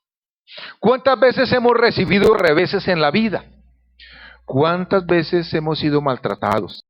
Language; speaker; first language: Spanish; native; Spanish